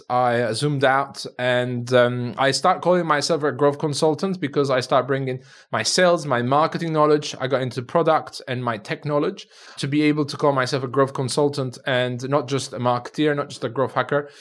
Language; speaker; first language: English; non-native, fluent; Turkish